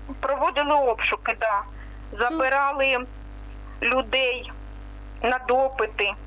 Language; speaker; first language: Ukrainian; non-native, local second language; Russian